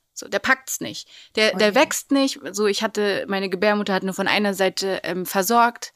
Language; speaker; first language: German; native; German